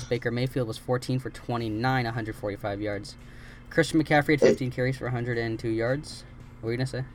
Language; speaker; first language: English; native; English